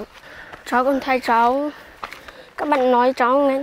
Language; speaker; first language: Vietnamese; non-native, local second language; Hmong